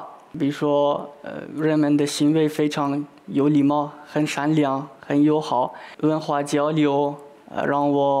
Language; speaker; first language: Chinese; non-native, learner; Persian